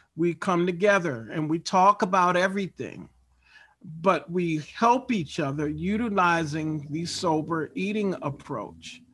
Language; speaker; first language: English; native; English